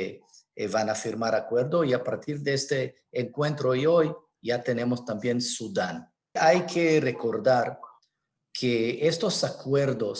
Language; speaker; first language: Spanish; non-native, fluent; Hebrew